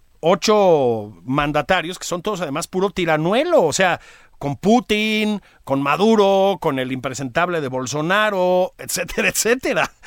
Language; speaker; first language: Spanish; native; Spanish